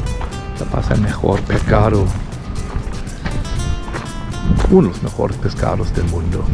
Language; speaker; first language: Spanish; non-native, fluent; German